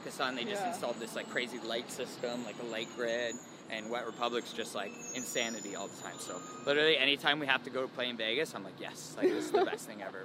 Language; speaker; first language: English; native; English